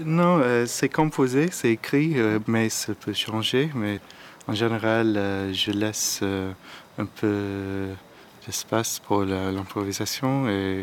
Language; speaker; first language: French; non-native, learner; Arabic